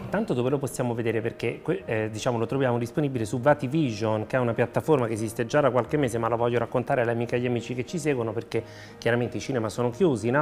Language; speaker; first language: Italian; native; Italian